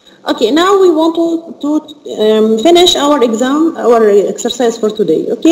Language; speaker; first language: English; non-native, learner; Arabic